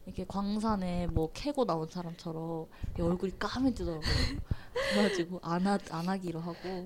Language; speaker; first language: Korean; non-native, learner; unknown